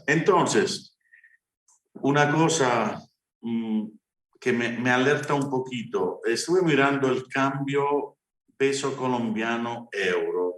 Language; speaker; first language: Spanish; non-native, fluent; Italian